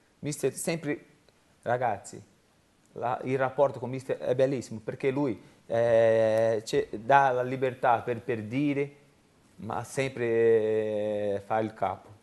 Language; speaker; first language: Italian; non-native, learner; Portuguese